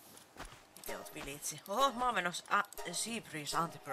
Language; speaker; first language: Finnish; native; Finnish